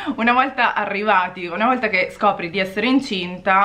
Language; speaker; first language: Italian; native; Italian